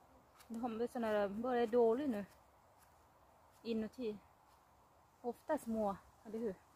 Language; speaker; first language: Swedish; non-native, learner; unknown